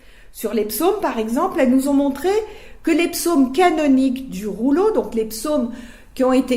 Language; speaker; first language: French; native; French